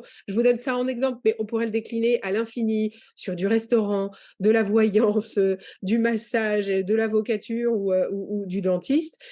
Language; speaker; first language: French; native; French